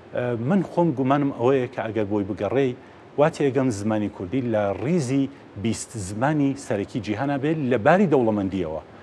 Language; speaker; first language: Central Kurdish; native; Central Kurdish